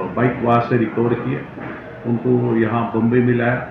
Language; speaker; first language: Hindi; non-native, local second language; Marathi